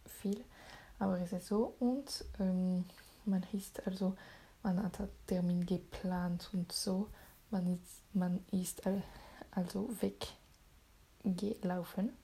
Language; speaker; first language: German; non-native, learner; French